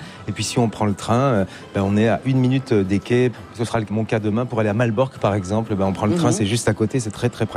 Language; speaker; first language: French; native; French